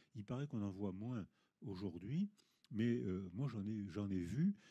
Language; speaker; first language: French; native; French